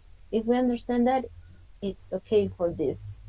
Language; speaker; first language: English; non-native, fluent; Spanish